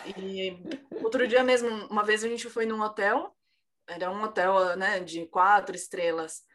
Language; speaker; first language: Portuguese; native; Portuguese